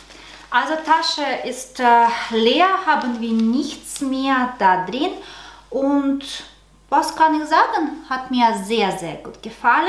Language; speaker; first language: German; non-native, learner; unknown